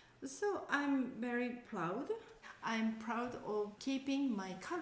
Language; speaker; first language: English; non-native, learner; Japanese